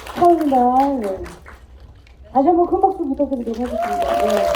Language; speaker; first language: Korean; native; Korean